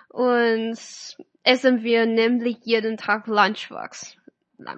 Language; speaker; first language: German; non-native, fluent; Chinese